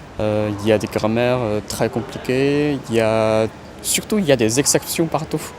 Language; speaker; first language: French; non-native, fluent; Chinese